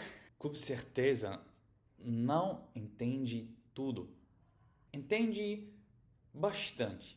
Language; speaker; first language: Portuguese; non-native, learner; German